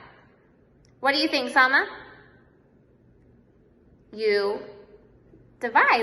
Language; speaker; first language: English; native; English